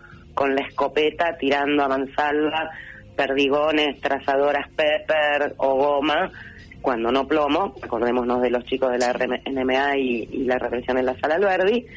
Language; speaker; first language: Spanish; native; Spanish